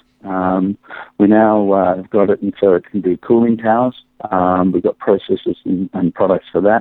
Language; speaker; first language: English; native; English